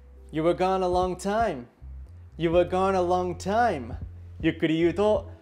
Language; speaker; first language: English; native; English